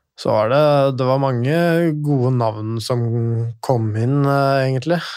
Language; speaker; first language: Norwegian; native; Norwegian